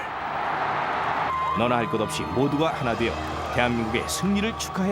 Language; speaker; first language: Korean; native; Korean